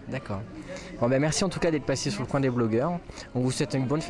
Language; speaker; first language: French; native; French